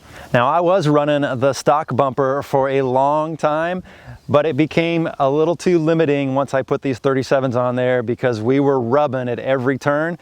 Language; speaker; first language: English; native; English